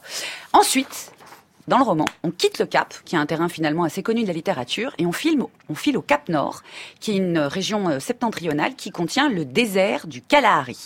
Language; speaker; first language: French; native; French